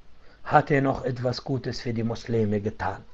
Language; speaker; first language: German; non-native, fluent; Arabic